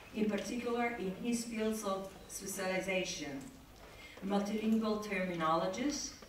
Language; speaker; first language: English; non-native, fluent; Italian